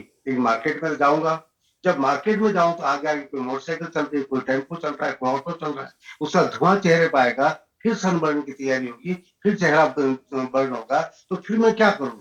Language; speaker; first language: Hindi; native; Hindi